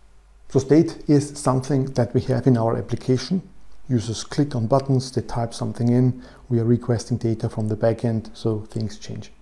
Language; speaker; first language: English; non-native, fluent; German